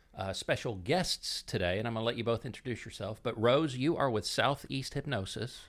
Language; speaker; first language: English; non-native, fluent; Dutch